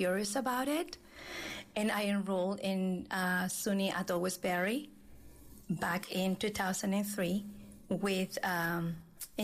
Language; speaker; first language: English; non-native, fluent; Spanish